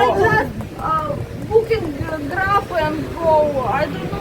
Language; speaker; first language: English; non-native, learner; Russian